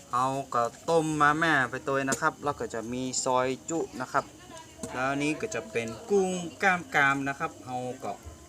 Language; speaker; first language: Thai; native; Thai